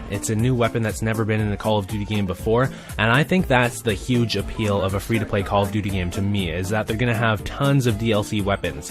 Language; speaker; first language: English; native; English